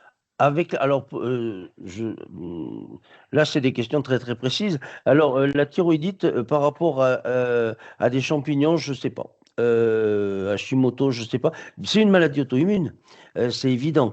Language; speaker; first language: French; native; French